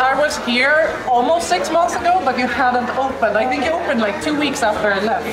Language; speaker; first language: English; non-native, fluent; Swedish